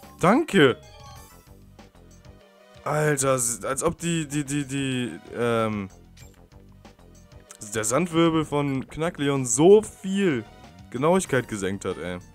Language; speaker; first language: German; native; German